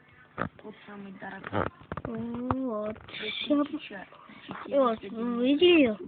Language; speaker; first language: Russian; non-native, learner; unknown